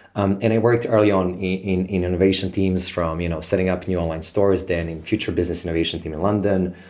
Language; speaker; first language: English; non-native, fluent; Serbian